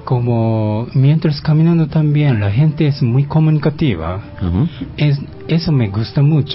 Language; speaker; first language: Spanish; non-native, fluent; Japanese